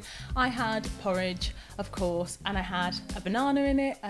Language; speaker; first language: English; native; English